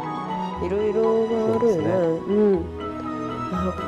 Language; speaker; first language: Japanese; non-native, learner; Korean